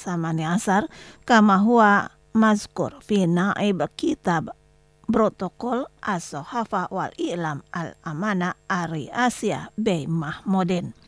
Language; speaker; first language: Arabic; non-native, learner; Indonesian